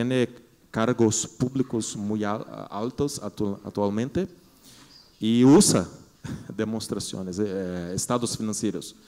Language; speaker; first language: Spanish; non-native, learner; Portuguese